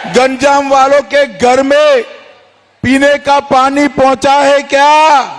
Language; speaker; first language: Hindi; non-native, local second language; Gujarati